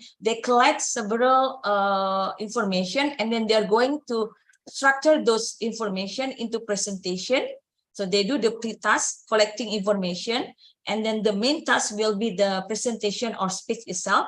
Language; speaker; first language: English; non-native, fluent; Indonesian